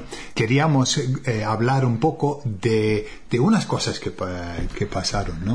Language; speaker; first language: Spanish; non-native, fluent; English